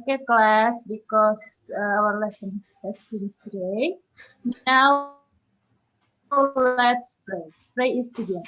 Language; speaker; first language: English; non-native, learner; Indonesian